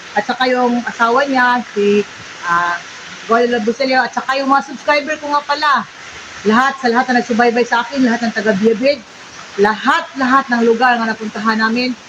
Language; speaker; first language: Filipino; non-native, local second language; Cebuano